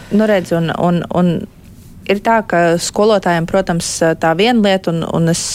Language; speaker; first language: Latvian; native; Latvian